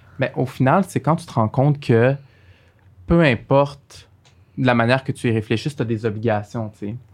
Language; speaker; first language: French; early bilingual, other home language; Arabic